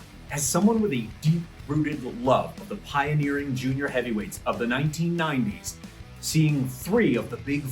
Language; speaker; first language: English; native; English